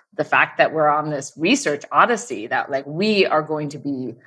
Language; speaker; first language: English; native; English